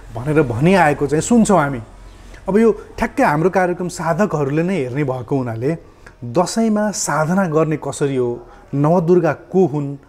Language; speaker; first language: Nepali; native; Nepali